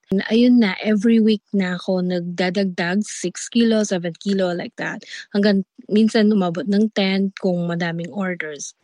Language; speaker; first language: Filipino; non-native, local second language; Pampanga